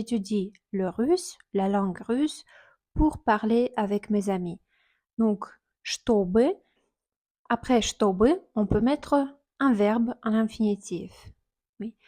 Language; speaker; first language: French; non-native, fluent; Russian